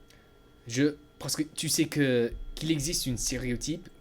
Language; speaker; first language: French; non-native, learner; English